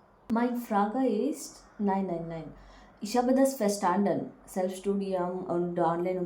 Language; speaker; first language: German; non-native, learner; Kannada